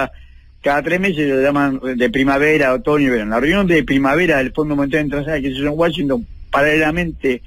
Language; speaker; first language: Spanish; native; Spanish